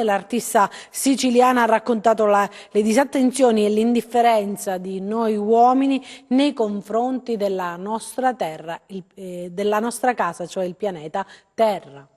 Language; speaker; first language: Italian; native; Italian